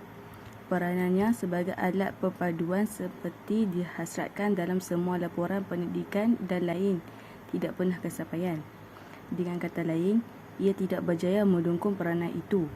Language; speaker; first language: Malay; native; Malay